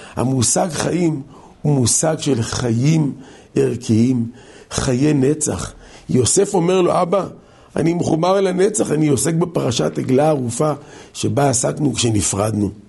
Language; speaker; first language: Hebrew; native; Hebrew